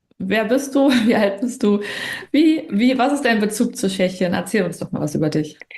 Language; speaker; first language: German; native; German